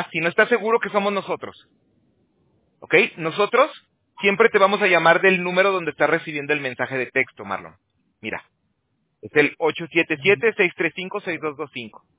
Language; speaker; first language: Spanish; native; Spanish